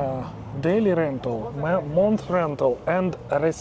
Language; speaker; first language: English; non-native, learner; Russian